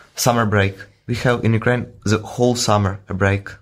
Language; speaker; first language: English; non-native, fluent; Ukrainian